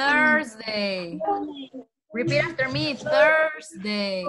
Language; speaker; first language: English; non-native, fluent; Spanish